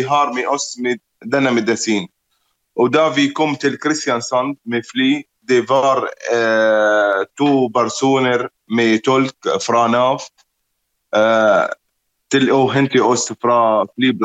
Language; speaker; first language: Norwegian; non-native, learner; Arabic